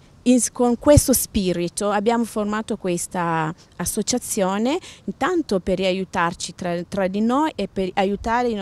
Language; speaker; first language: Italian; non-native, fluent; Swahili